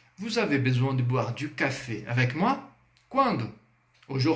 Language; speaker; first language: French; non-native, fluent; Portuguese